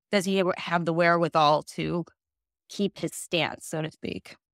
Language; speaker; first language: English; native; English